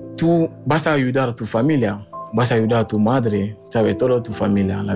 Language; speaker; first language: Spanish; non-native, learner; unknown